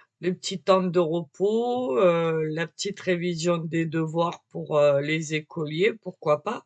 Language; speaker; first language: French; native; French